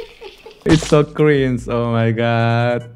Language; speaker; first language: English; non-native, learner; Indonesian